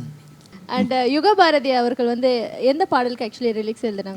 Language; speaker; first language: Tamil; native; Tamil